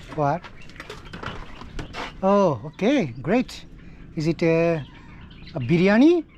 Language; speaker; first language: English; non-native, learner; Bangla